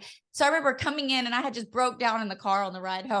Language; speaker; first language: English; native; English